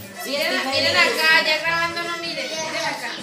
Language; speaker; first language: Spanish; native; Spanish